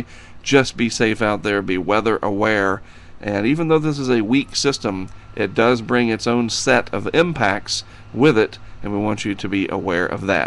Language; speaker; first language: English; native; English